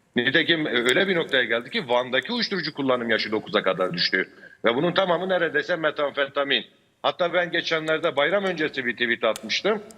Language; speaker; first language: Turkish; native; Turkish